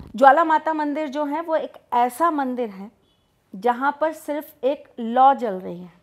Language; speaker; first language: Hindi; native; Hindi